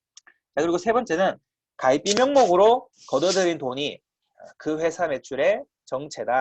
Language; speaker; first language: Korean; native; Korean